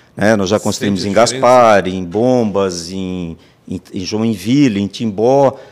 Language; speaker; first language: Portuguese; native; Portuguese